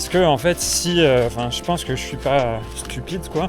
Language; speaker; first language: French; native; French